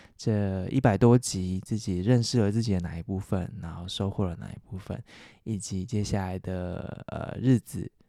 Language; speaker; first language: Chinese; native; Chinese